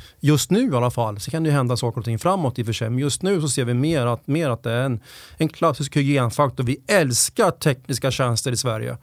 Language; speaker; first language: Swedish; native; Swedish